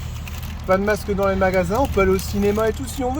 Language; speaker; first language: French; native; French